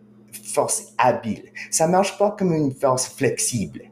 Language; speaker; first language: French; non-native, fluent; English